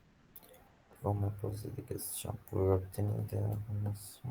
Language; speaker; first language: French; non-native, fluent; Hindi